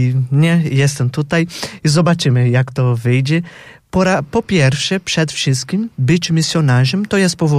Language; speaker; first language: Polish; non-native, fluent; Portuguese